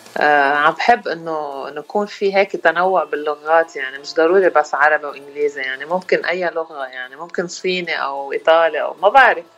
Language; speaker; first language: Arabic; native; Arabic